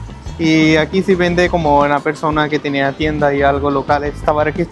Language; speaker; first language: Spanish; non-native, learner; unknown